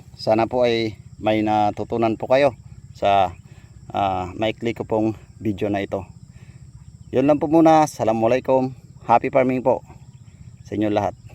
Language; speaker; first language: Filipino; non-native, local second language; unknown